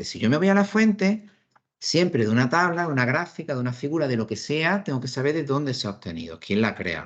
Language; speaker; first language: Spanish; native; Spanish